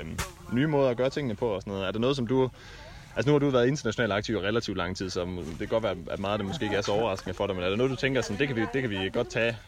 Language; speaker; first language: Danish; native; Danish